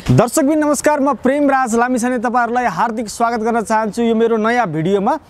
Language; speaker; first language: Nepali; native; Nepali